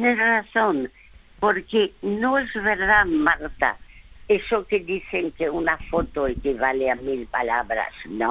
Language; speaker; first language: Spanish; early bilingual, other home language; French